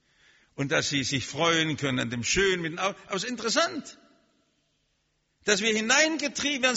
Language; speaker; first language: German; native; German